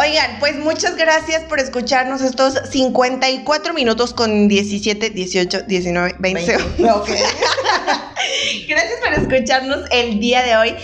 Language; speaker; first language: Spanish; native; Spanish